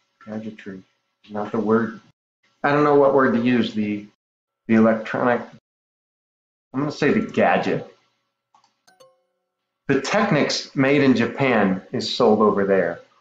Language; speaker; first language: English; native; English